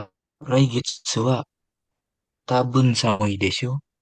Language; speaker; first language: Japanese; non-native, learner; Indonesian